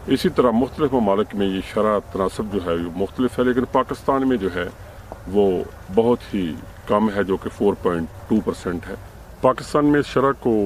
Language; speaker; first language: Urdu; native; Urdu